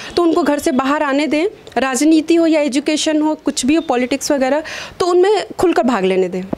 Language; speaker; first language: Hindi; native; Hindi